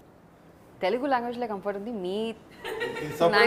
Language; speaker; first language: Telugu; non-native, fluent; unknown